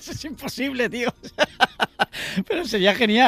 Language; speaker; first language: Spanish; native; Spanish